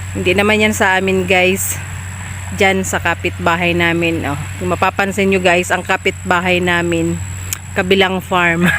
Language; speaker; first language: Filipino; non-native, local second language; Bikol